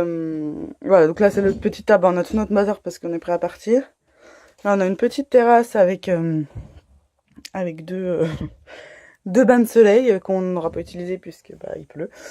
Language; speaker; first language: French; native; French